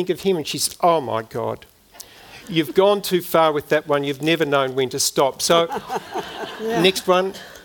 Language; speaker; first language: English; native; English